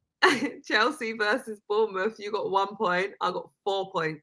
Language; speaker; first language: English; native; English